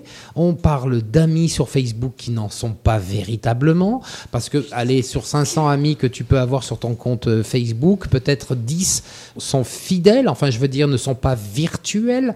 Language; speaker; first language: French; native; French